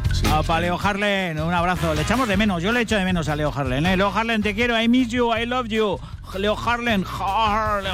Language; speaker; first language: Spanish; native; Spanish